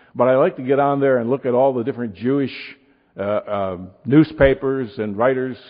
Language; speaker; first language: English; native; English